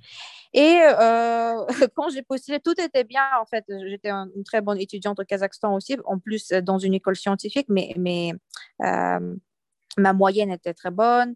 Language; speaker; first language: French; non-native, fluent; Uyghur